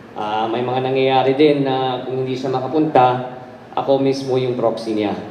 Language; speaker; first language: Filipino; native; Filipino